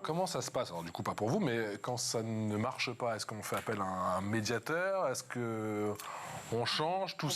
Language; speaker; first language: French; native; French